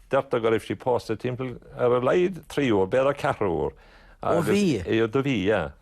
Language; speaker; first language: Irish; native; Irish